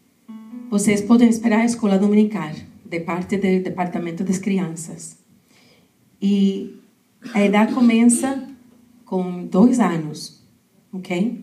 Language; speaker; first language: Portuguese; non-native, fluent; Spanish